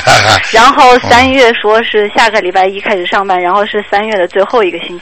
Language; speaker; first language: Chinese; native; Chinese